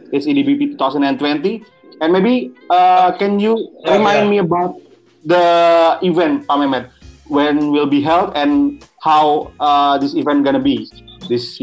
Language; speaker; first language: English; non-native, learner; Indonesian